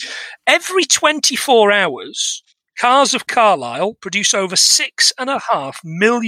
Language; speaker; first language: English; native; English